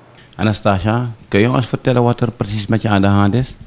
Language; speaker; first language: Dutch; native; Dutch